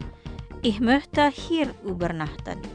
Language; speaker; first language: German; non-native, fluent; Indonesian